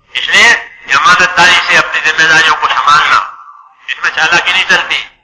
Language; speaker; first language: Urdu; non-native, local second language; Gujarati